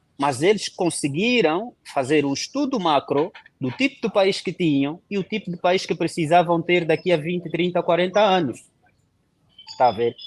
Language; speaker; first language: Portuguese; non-native, local second language; Kongo